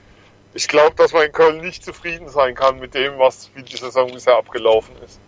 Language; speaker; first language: German; native; German